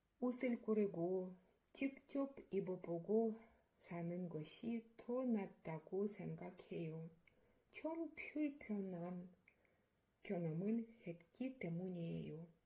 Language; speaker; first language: Korean; non-native, learner; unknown